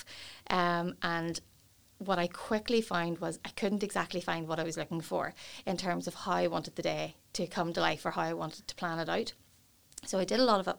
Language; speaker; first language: English; native; English